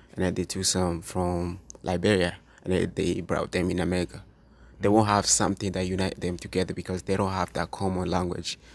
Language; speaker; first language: English; non-native, local second language; Swahili